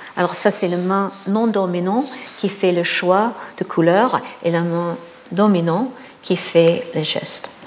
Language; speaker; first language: French; non-native, fluent; English